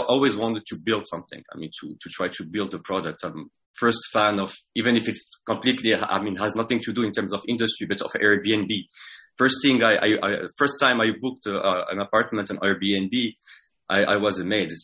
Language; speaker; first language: English; non-native, fluent; French